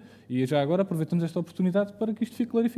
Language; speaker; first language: Portuguese; native; Portuguese